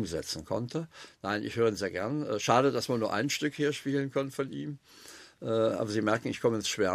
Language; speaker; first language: German; native; German